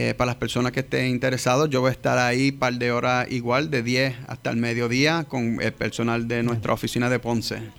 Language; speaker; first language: Spanish; early bilingual, heritage; English